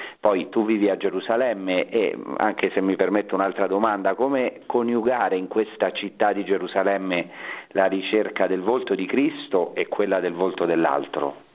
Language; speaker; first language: Italian; native; Italian